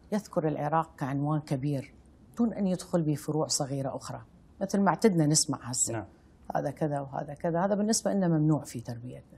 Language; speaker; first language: Arabic; native; Arabic